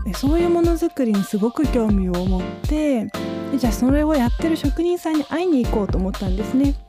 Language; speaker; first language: Japanese; native; Japanese